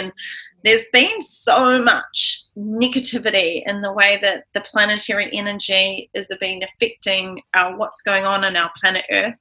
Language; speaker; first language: English; native; English